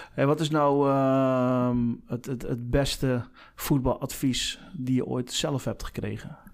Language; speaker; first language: Dutch; native; Dutch